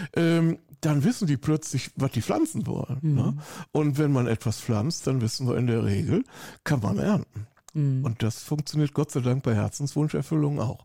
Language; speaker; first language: German; native; German